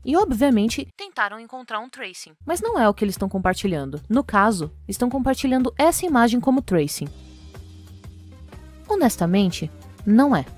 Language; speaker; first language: Portuguese; native; Portuguese